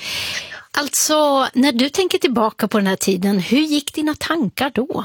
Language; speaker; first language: Swedish; native; Swedish